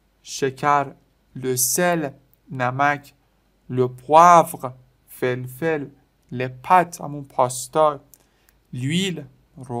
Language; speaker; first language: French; non-native, fluent; Persian